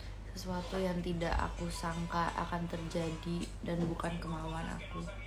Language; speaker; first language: Indonesian; early bilingual, heritage; Indonesian